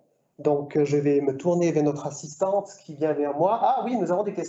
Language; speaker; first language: French; native; French